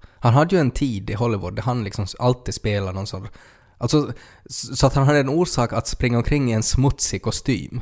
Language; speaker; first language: Swedish; native; Swedish